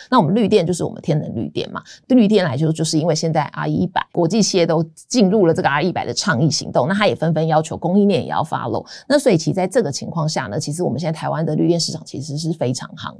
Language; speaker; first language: Chinese; native; Chinese